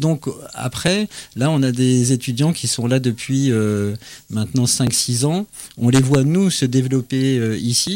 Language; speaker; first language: French; native; French